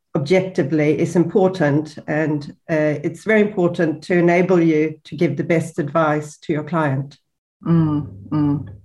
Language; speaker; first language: English; non-native, fluent; Swedish